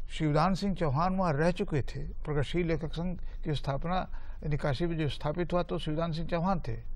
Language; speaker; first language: Hindi; native; Hindi